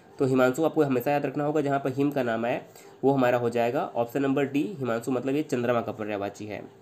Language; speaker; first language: Hindi; native; Hindi